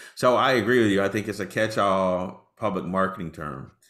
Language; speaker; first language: English; native; English